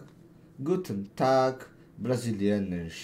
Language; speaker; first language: German; non-native, learner; Portuguese